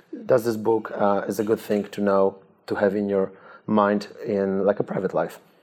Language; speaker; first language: English; non-native, fluent; Polish